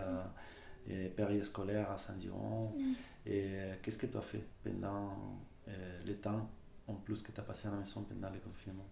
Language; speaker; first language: French; non-native, fluent; Spanish